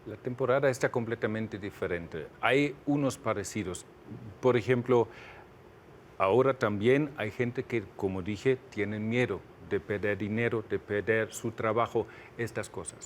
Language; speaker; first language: Spanish; non-native, fluent; German